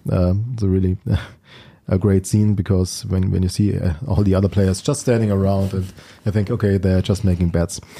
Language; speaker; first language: English; non-native, fluent; German